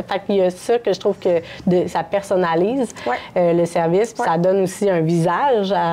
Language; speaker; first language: French; native; French